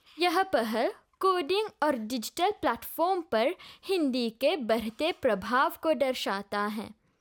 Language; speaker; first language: Hindi; non-native, local second language; Morisyen